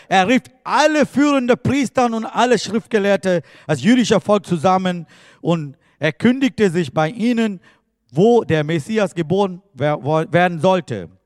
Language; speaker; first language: German; non-native, fluent; Tamil